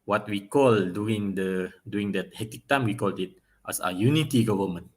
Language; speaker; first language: English; non-native, local second language; Malay